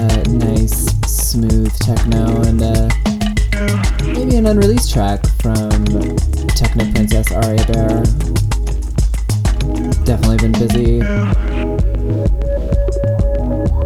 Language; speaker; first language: English; native; English